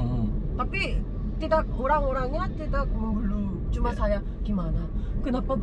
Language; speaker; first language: Indonesian; non-native, learner; Korean